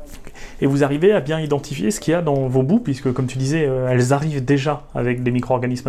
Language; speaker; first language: French; native; French